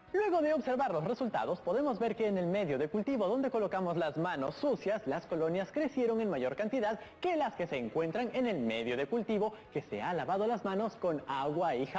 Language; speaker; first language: Spanish; native; Spanish